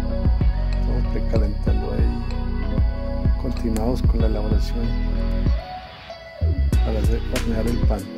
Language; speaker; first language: Spanish; native; Spanish